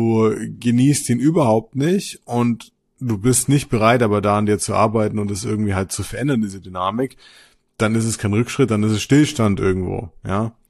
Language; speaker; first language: German; native; German